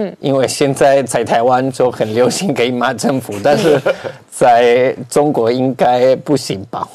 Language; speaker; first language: Chinese; non-native, fluent; Spanish